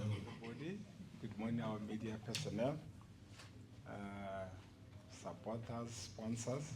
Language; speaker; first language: English; non-native, local second language; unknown